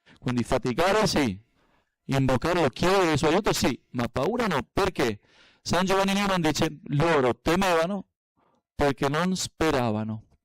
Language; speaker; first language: Italian; non-native, fluent; Spanish